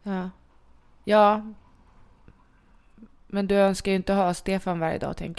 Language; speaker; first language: Swedish; native; Swedish